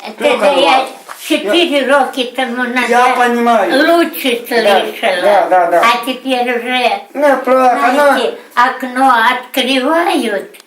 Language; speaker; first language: Russian; native; Russian